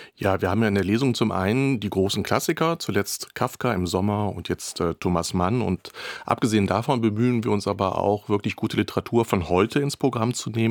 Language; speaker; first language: German; native; German